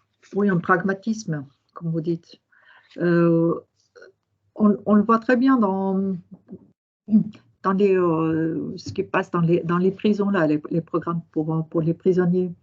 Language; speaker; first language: French; non-native, fluent; Norwegian